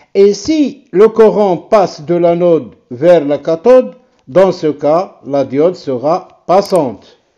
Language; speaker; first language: French; non-native, local second language; Arabic